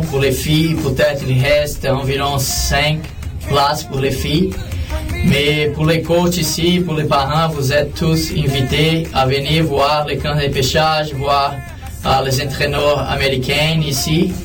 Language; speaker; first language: French; non-native, fluent; Portuguese